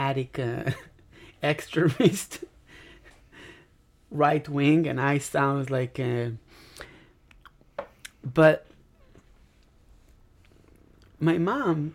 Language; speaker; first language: English; non-native, fluent; Hebrew